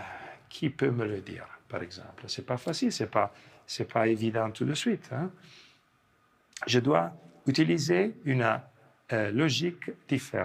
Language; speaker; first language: French; non-native, fluent; Italian